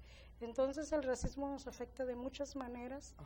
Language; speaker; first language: Spanish; native; Spanish